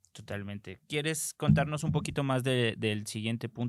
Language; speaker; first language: Spanish; native; Spanish